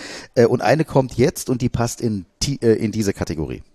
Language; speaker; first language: German; native; German